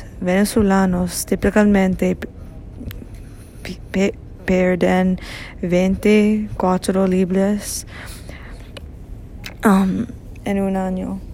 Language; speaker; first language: Spanish; non-native, learner; English